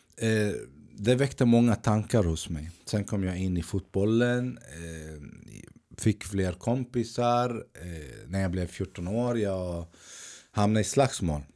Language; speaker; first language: Swedish; early bilingual, other home language; Arabic